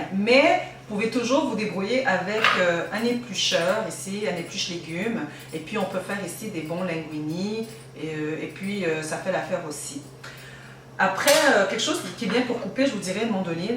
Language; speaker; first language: French; native; French